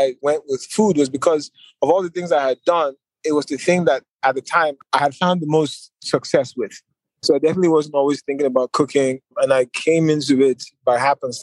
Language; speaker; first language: English; non-native, local second language; Yoruba